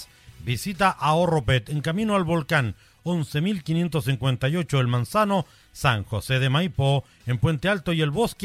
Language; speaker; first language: Spanish; native; Spanish